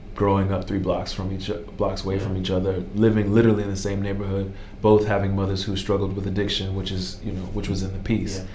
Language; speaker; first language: English; native; English